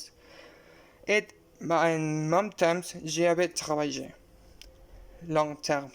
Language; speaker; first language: French; non-native, learner; Spanish